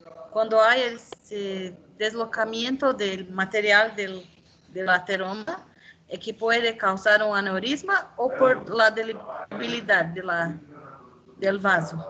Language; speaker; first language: Spanish; non-native, learner; Portuguese